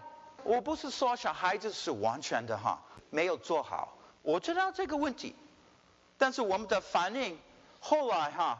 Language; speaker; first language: Chinese; early bilingual, heritage; Chinese